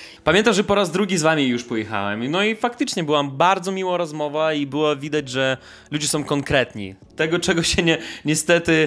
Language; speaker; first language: Polish; non-native, fluent; Russian